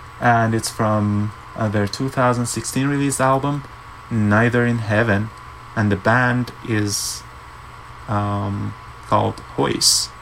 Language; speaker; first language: English; non-native, fluent; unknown